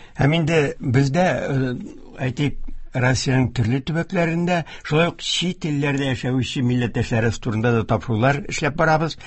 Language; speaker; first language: Tatar; native; Tatar